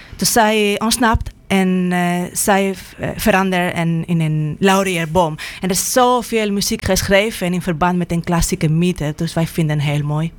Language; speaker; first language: Dutch; non-native, fluent; Spanish